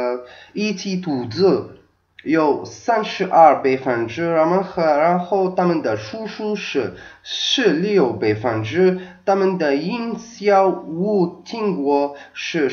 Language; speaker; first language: Chinese; non-native, learner; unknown